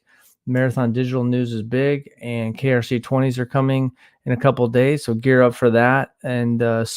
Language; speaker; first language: English; native; English